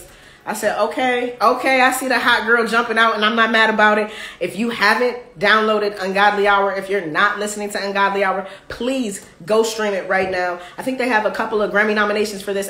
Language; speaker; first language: English; native; English